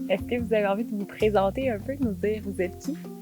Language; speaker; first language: French; native; French